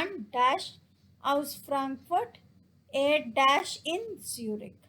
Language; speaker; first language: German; non-native, fluent; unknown